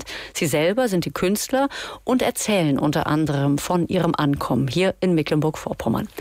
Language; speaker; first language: German; native; German